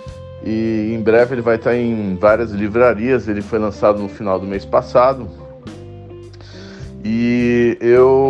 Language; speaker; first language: Portuguese; native; Portuguese